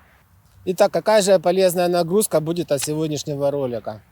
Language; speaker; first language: Russian; native; Russian